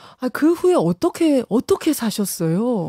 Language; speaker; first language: Korean; native; Korean